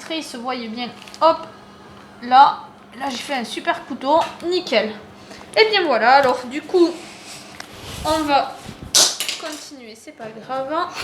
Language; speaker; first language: French; native; French